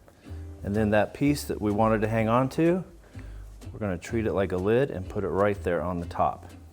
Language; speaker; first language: English; native; English